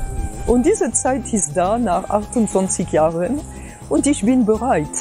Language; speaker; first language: German; non-native, fluent; French